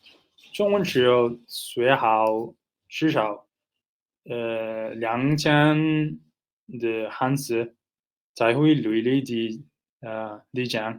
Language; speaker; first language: Chinese; non-native, learner; Nepali